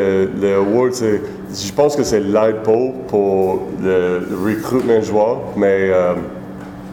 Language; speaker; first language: French; non-native, learner; English